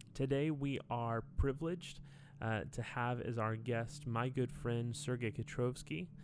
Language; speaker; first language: English; native; English